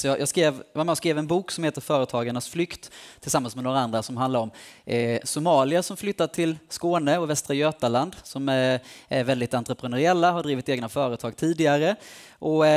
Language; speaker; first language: Swedish; native; Swedish